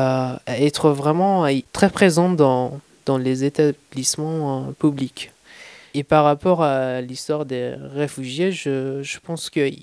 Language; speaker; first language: French; non-native, fluent; Persian